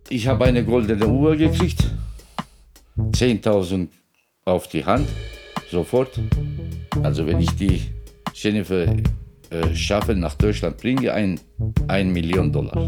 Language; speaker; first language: German; non-native, learner; Turkish